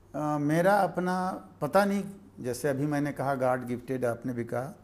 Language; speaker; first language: Hindi; native; Hindi